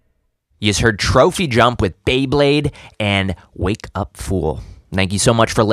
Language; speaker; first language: English; native; English